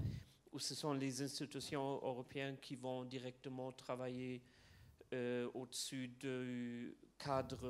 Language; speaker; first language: French; non-native, fluent; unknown